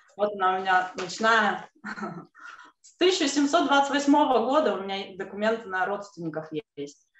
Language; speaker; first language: Russian; native; Russian